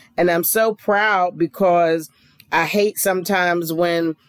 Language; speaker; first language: English; native; English